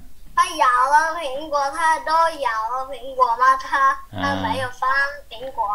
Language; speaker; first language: Chinese; early bilingual, heritage; Chinese